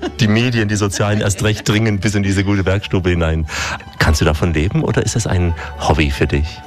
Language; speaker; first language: German; native; German